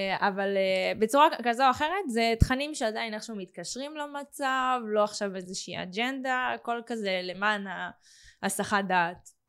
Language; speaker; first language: Hebrew; native; Hebrew